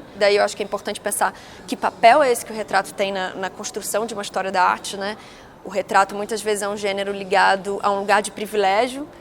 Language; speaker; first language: Portuguese; native; Portuguese